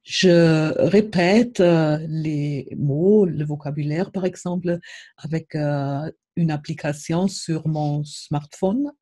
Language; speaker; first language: French; non-native, fluent; German